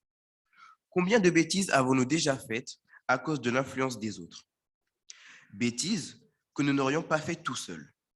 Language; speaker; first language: French; native; French